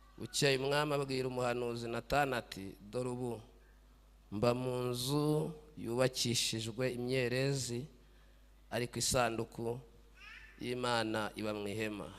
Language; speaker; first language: Kinyarwanda; native; Kinyarwanda